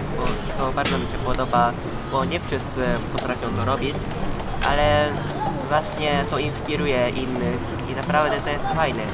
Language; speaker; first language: Polish; non-native, fluent; Japanese